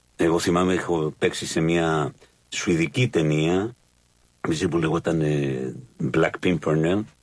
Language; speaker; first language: Greek; non-native, fluent; Spanish